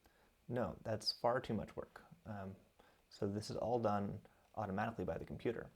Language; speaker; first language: English; native; English